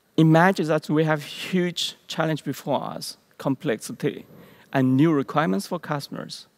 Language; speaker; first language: English; non-native, learner; Chinese